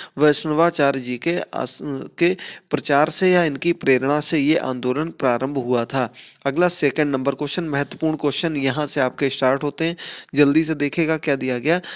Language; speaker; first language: Hindi; native; Hindi